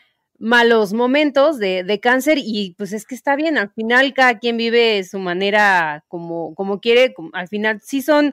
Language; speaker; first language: Spanish; native; Spanish